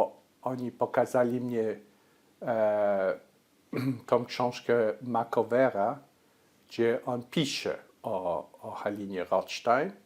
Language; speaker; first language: Polish; early bilingual, heritage; Polish